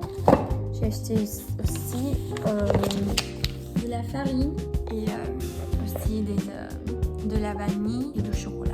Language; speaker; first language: French; non-native, fluent; English